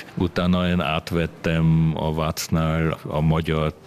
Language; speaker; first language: Hungarian; early bilingual, heritage; Hungarian